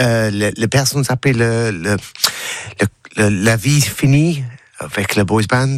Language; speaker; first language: French; non-native, learner; English